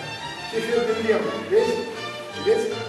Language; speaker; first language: Romanian; non-native, local second language; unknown